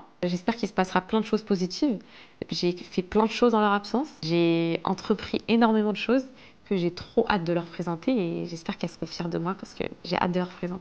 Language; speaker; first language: French; native; French